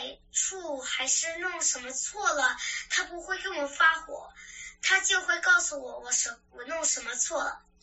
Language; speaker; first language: Chinese; early bilingual, heritage; English